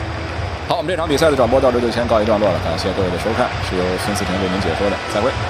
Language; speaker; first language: Chinese; native; Chinese